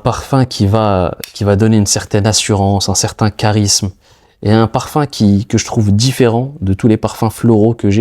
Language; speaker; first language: French; native; French